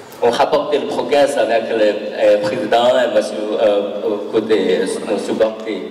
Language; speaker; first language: French; non-native, learner; Chinese